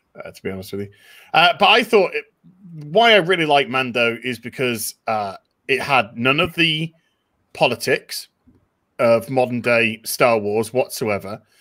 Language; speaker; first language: English; native; English